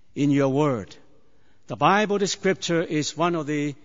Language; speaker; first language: English; non-native, fluent; Chinese